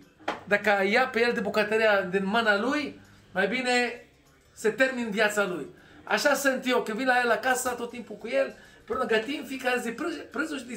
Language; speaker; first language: Romanian; non-native, fluent; Hebrew